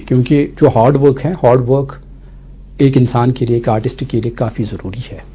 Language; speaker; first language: Urdu; non-native, local second language; Kashmiri